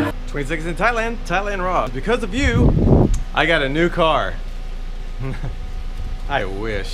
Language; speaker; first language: English; native; English